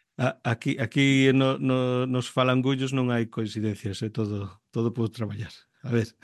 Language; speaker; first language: Galician; early bilingual, heritage; Galician